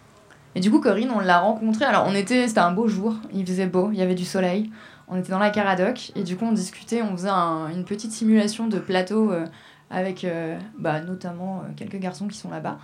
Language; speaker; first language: French; native; French